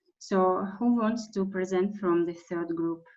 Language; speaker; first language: English; non-native, fluent; Russian